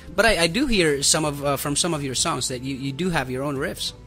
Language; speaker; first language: English; non-native, local second language; Waray